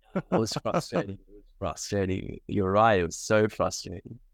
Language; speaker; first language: English; early bilingual, other home language; Sinhala